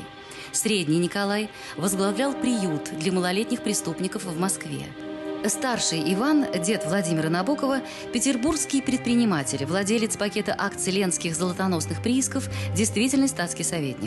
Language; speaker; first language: Russian; native; Russian